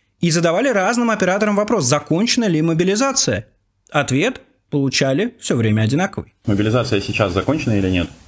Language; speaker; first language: Russian; native; Russian